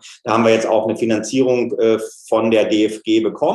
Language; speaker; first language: German; native; German